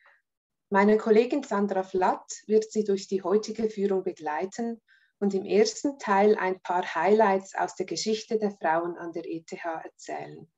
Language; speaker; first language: German; native; German